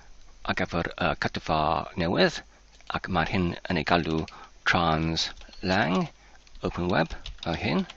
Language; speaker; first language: Welsh; non-native, learner; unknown